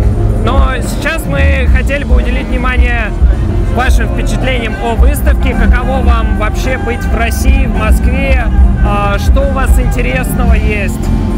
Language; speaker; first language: Russian; native; Russian